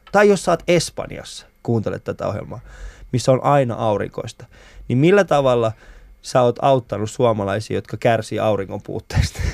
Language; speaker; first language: Finnish; early bilingual, other home language; Persian